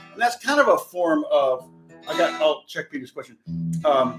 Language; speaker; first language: English; native; English